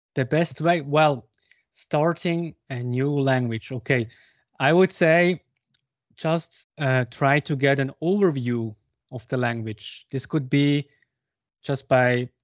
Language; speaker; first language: English; non-native, fluent; Swiss German